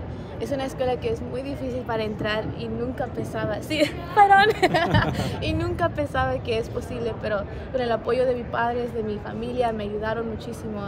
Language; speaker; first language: Spanish; early bilingual, heritage; Spanish